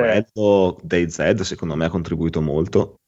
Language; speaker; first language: Italian; native; Italian